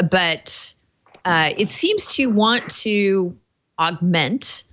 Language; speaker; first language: English; native; English